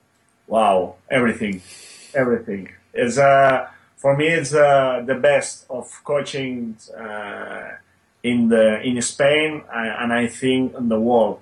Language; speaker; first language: English; non-native, learner; Spanish